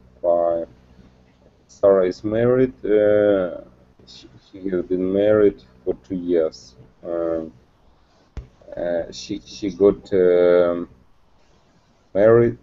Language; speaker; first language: English; non-native, learner; Russian